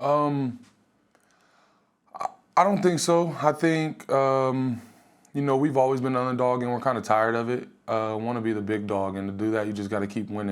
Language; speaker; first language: English; native; English